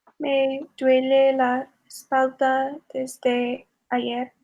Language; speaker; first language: Spanish; non-native, learner; English